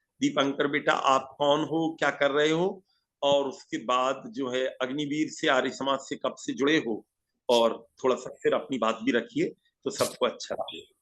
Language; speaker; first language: Hindi; native; Hindi